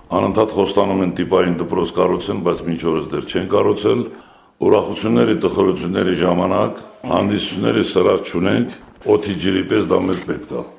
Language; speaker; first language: Armenian; native; Armenian